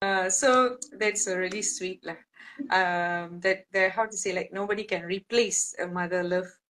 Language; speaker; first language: English; non-native, local second language; Tamil